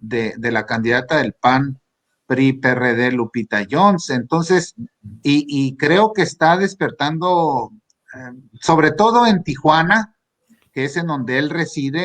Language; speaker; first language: Spanish; native; Spanish